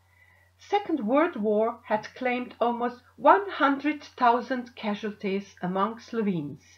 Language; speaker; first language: English; non-native, fluent; Slovenian